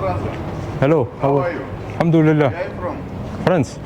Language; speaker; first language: English; non-native, learner; French